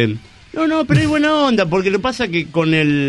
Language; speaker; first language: Spanish; native; Spanish